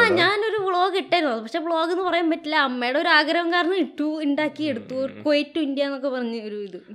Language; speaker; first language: Malayalam; early bilingual, heritage; Malayalam